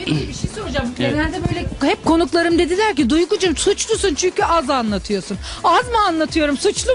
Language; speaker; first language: Turkish; native; Turkish